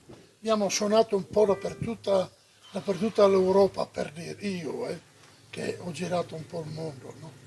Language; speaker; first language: Italian; non-native, local second language; Friulian